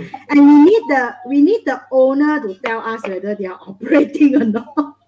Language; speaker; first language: English; non-native, local second language; Chinese